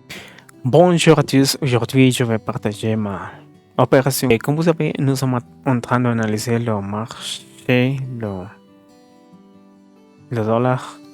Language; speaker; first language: French; non-native, learner; Spanish